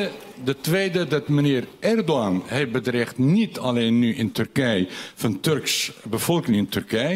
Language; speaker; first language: Dutch; non-native, local second language; Turkish